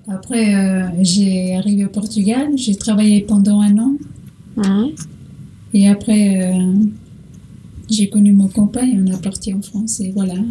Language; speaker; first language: French; non-native, learner; Portuguese